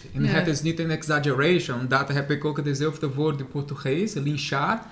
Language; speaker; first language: Dutch; non-native, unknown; Portuguese